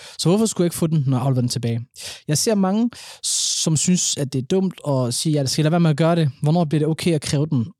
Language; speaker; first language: Danish; early bilingual, other home language; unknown